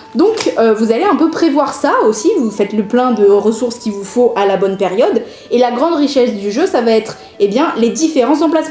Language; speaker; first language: French; native; French